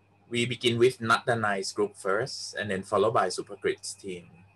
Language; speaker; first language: English; non-native, fluent; Thai